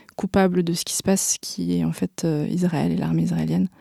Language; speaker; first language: French; native; French